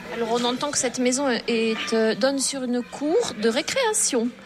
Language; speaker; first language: French; native; French